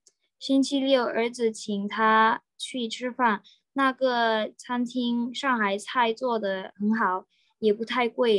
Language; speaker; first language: Chinese; non-native, learner; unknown